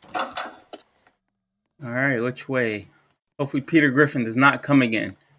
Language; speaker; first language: English; native; English